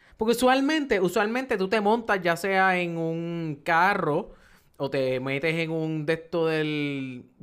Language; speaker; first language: Spanish; native; Spanish